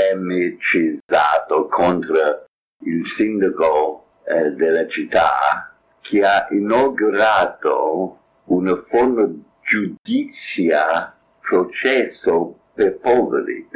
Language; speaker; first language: Italian; non-native, fluent; English